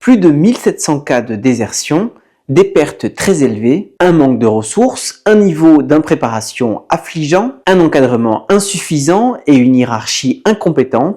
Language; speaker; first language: French; native; French